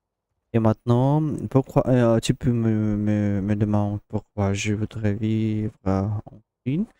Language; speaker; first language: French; non-native, learner; Russian